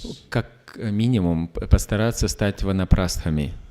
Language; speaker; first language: Russian; native; Russian